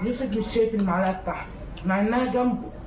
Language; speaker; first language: Arabic; native; Arabic